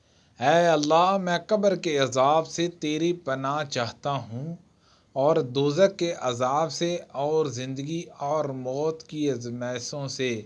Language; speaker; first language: Urdu; native; Urdu